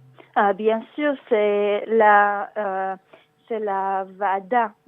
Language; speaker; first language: French; non-native, learner; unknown